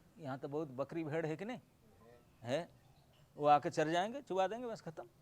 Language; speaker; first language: Hindi; non-native, local second language; Bangla